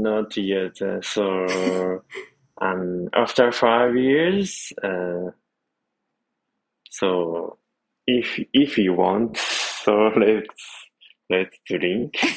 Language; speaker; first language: English; non-native, learner; Japanese